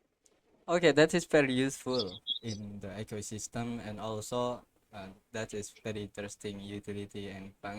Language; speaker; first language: English; non-native, learner; Indonesian